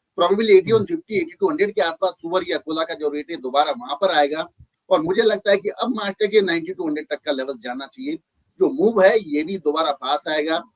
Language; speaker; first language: Hindi; native; Hindi